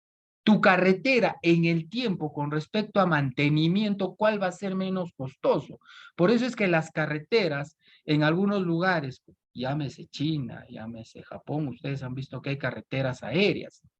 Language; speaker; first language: Spanish; native; Spanish